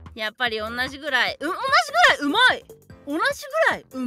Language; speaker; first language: Japanese; native; Japanese